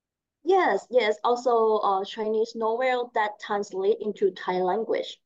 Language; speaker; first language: English; non-native, learner; Thai